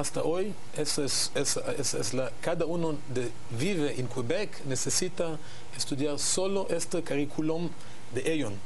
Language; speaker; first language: Spanish; non-native, learner; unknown